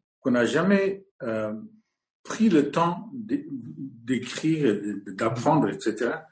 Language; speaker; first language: French; non-native, fluent; English